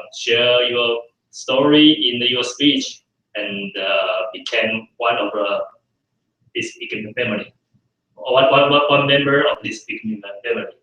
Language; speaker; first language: English; non-native, fluent; Chinese